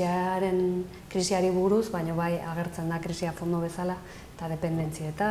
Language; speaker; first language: Basque; non-native, local second language; Spanish